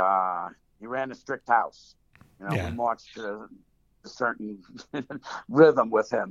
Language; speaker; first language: English; native; English